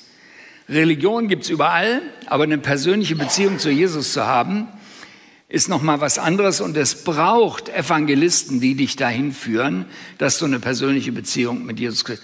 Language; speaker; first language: German; native; German